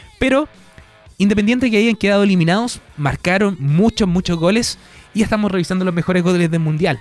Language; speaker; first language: Spanish; native; Spanish